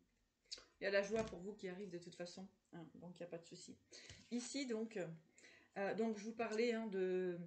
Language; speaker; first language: French; native; French